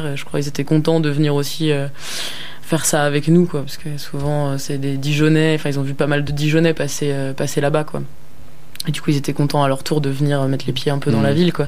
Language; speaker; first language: French; native; French